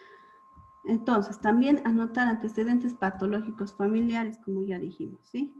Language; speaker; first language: Spanish; native; Spanish